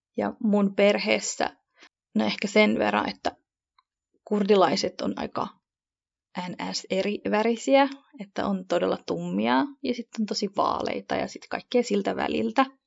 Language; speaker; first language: Finnish; early bilingual, other home language; Kurdish